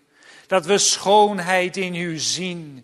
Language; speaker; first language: Dutch; native; Dutch